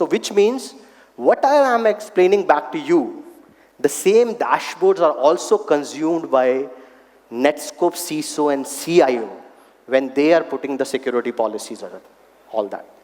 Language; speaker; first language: English; non-native, local second language; Hindi